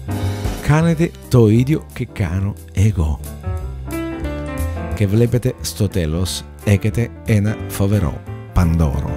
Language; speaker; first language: Greek; non-native, learner; Italian